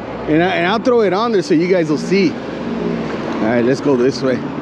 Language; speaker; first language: English; early bilingual, other home language; Spanish